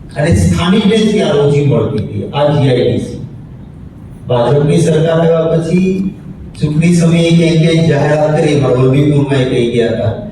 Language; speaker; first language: Gujarati; native; Gujarati